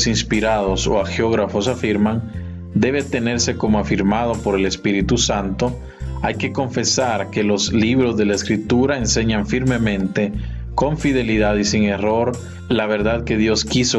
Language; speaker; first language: Spanish; native; Spanish